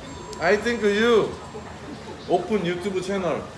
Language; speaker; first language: English; non-native, learner; Korean